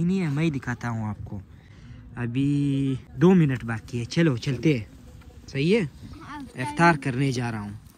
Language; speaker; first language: Hindi; non-native, learner; Pashto